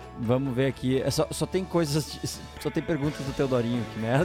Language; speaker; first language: Portuguese; native; Portuguese